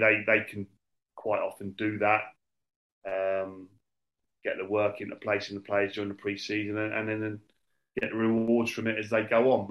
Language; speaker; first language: English; native; English